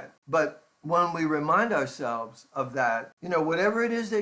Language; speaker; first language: English; native; English